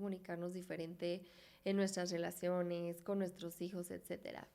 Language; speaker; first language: Spanish; native; Spanish